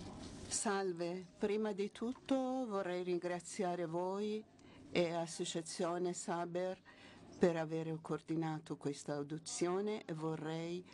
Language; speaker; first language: Italian; non-native, fluent; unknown